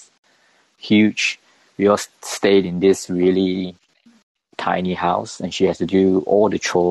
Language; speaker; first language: English; non-native, local second language; Cantonese